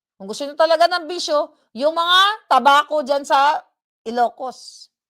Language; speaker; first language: Filipino; non-native, local second language; Hiligaynon